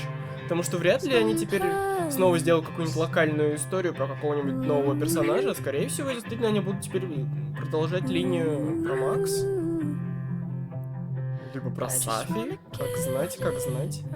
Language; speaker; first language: Russian; native; Russian